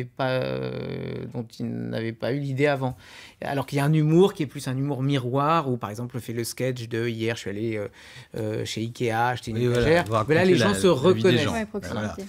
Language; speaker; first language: French; native; French